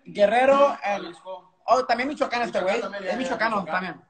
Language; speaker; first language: Spanish; early bilingual, heritage; Spanish